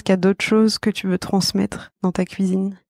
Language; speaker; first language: French; native; French